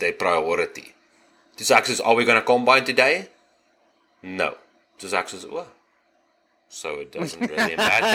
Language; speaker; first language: English; non-native, fluent; Afrikaans